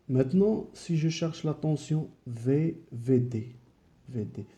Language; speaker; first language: French; non-native, local second language; Arabic